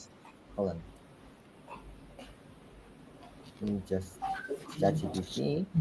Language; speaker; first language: English; non-native, fluent; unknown